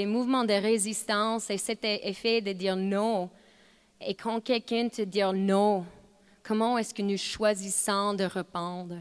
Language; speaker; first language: French; non-native, fluent; English